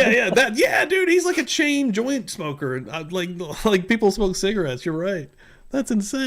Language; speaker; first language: English; native; English